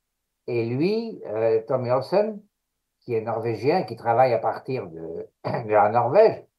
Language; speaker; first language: French; non-native, fluent; Greek